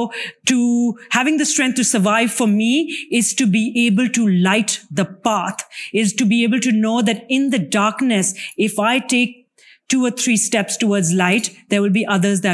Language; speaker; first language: English; non-native, local second language; Urdu